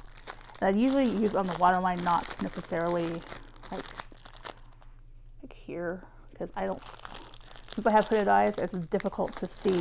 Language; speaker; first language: English; native; English